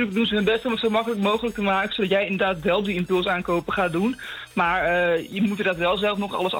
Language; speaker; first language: Dutch; native; Dutch